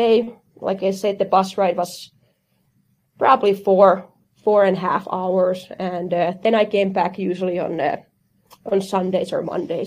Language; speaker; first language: English; non-native, fluent; Finnish